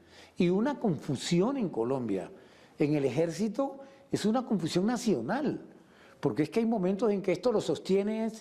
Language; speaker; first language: Spanish; native; Spanish